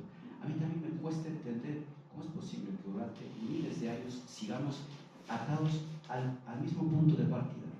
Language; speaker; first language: Spanish; native; Spanish